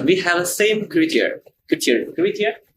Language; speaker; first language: English; non-native, learner; Chinese